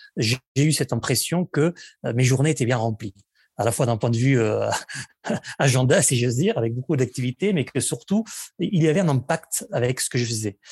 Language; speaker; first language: French; non-native, fluent; Catalan